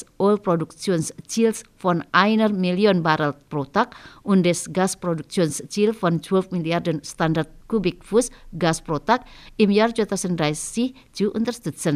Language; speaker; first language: German; non-native, fluent; Indonesian